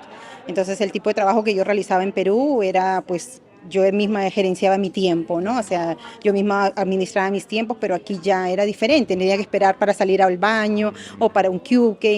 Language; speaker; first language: Spanish; native; Spanish